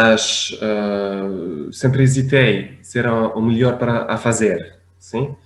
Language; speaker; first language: Portuguese; non-native, fluent; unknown